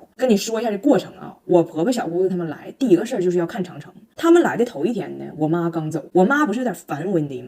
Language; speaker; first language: Chinese; native; Chinese